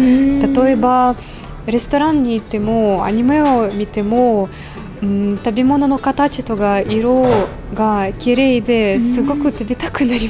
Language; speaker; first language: Japanese; non-native, fluent; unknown